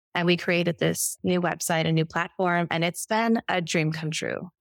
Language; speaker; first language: English; native; English